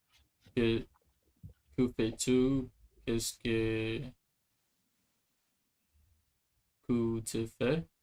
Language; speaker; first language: French; non-native, learner; English